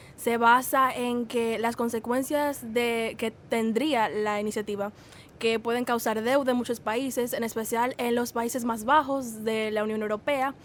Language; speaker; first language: Spanish; native; Spanish